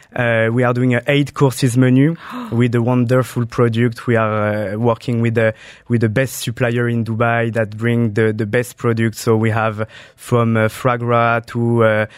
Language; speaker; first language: English; non-native, fluent; French